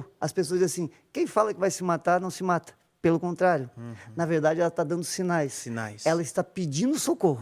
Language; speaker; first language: Portuguese; native; Portuguese